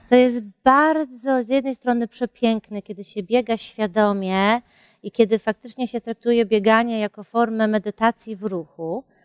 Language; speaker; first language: Polish; early bilingual, heritage; Polish